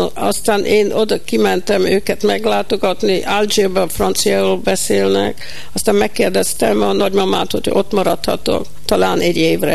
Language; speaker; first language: Hungarian; early bilingual, heritage; Hungarian